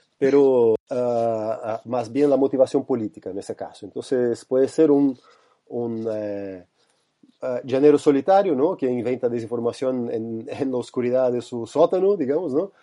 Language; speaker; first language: Spanish; non-native, fluent; Portuguese